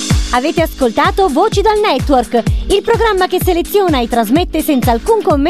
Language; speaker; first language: Italian; native; Italian